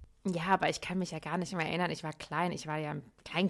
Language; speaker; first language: German; early bilingual, other home language; Persian